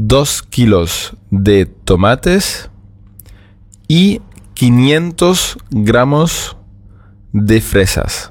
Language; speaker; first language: Spanish; non-native, fluent; German